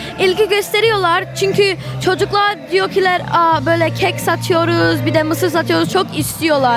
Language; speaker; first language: Turkish; early bilingual, heritage; Turkish